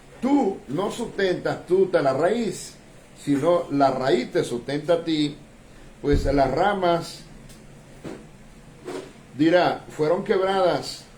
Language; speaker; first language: Spanish; native; Spanish